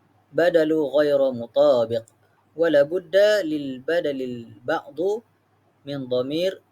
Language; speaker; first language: Arabic; non-native, learner; Malay